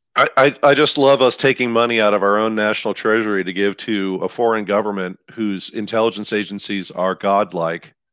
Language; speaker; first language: English; native; English